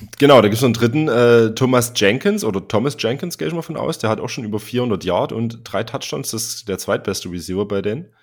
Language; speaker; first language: German; native; German